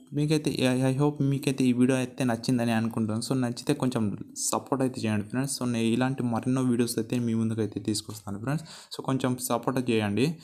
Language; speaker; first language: Telugu; non-native, local second language; Gondi